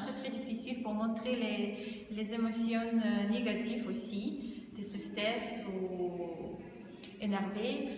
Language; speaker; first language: French; non-native, fluent; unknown